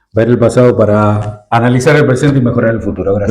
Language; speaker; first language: Spanish; native; Spanish